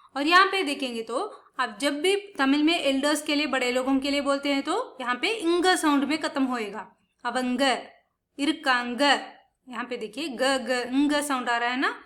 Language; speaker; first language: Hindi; non-native, local second language; Tamil